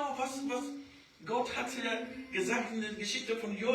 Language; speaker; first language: German; non-native, learner; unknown